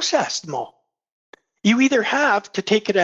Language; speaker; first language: English; native; English